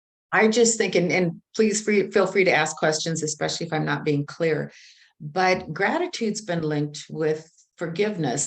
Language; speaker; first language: English; native; English